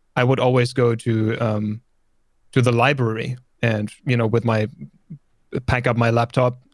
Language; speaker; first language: English; non-native, fluent; German